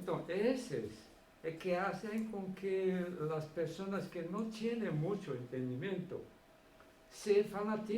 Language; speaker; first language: Spanish; non-native, fluent; Portuguese